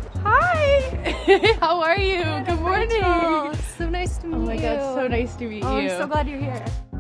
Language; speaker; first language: English; native; English